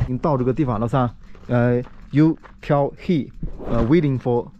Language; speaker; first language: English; non-native, learner; Chinese